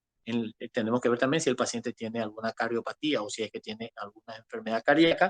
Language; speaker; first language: Spanish; native; Spanish